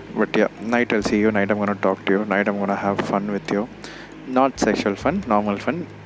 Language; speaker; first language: English; non-native, local second language; Tamil